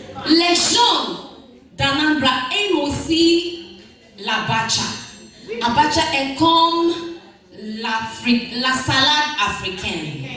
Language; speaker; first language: French; non-native, learner; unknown